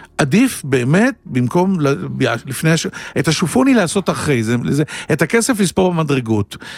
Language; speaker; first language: Hebrew; native; Hebrew